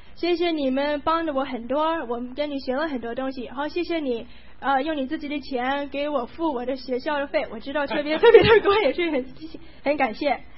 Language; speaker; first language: Chinese; early bilingual, heritage; Chinese